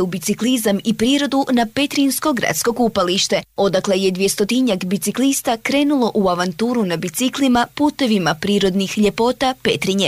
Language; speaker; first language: Serbian; native; Serbian